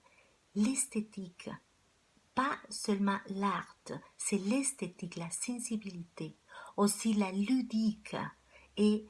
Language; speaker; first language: French; non-native, fluent; Spanish